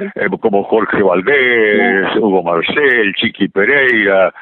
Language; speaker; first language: Spanish; native; Spanish